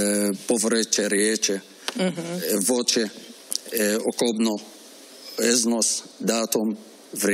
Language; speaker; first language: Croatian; non-native, learner; Arabic